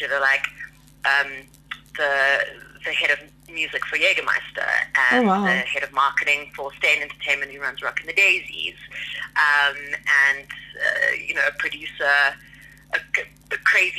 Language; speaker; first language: English; native; English